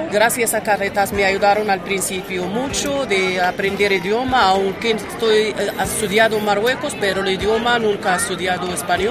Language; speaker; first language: Spanish; non-native, learner; Arabic